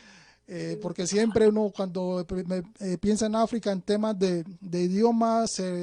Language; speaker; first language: Spanish; native; Spanish